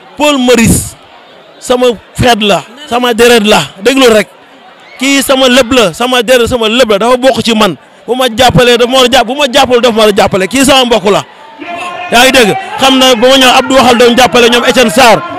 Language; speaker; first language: Wolof; non-native, local second language; Serer